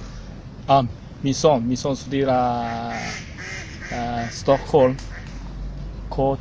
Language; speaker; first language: Swedish; non-native, learner; Chinese